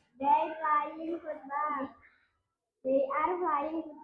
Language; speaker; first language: English; non-native, learner; Indonesian